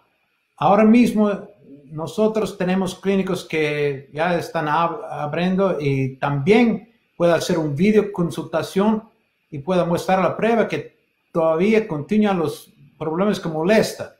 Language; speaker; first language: Spanish; non-native, fluent; English